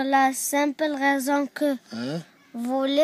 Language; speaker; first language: French; non-native, learner; Arabic